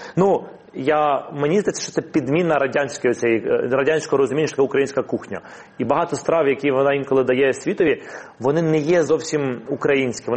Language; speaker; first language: Ukrainian; non-native, local second language; Russian